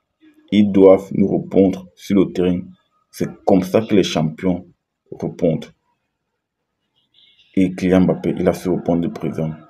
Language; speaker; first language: French; native; French